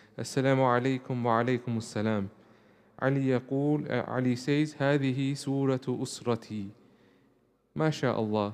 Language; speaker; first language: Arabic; non-native, fluent; English